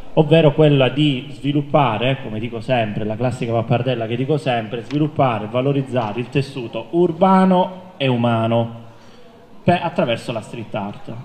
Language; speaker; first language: Italian; native; Italian